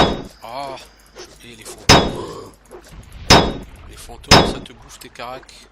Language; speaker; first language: French; native; French